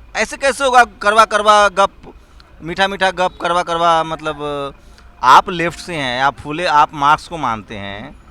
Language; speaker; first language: Hindi; native; Hindi